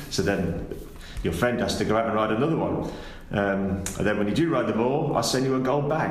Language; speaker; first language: English; native; English